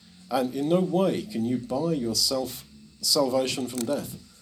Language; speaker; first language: English; native; English